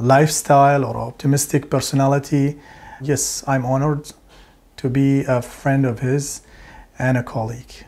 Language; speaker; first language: English; non-native, fluent; Arabic